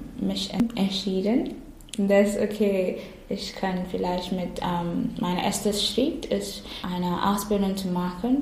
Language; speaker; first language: German; non-native, learner; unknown